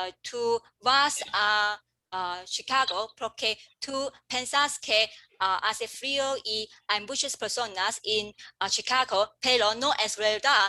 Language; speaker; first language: Spanish; non-native, learner; English